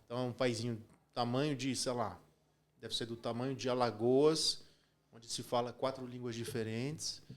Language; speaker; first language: Portuguese; early bilingual, heritage; Portuguese